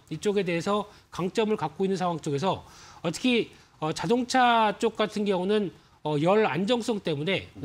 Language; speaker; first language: Korean; native; Korean